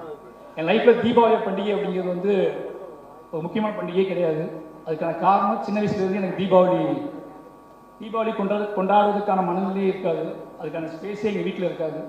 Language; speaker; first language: Tamil; native; Tamil